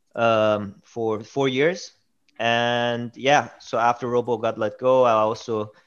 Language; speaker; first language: English; early bilingual, other home language; German